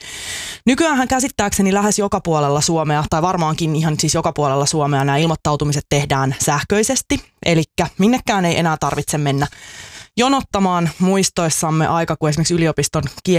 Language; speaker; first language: Finnish; native; Finnish